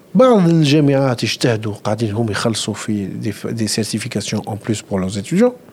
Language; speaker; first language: French; non-native, local second language; Arabic